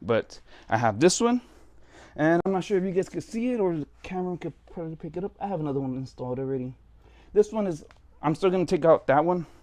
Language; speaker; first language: English; native; English